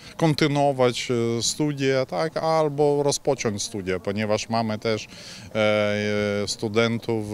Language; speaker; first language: Polish; non-native, fluent; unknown